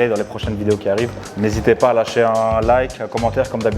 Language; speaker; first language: French; native; French